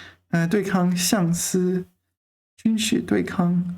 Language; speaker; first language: Chinese; non-native, learner; English